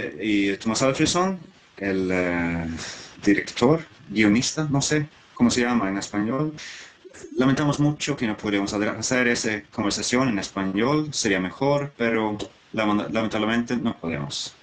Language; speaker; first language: Spanish; non-native, learner; Swedish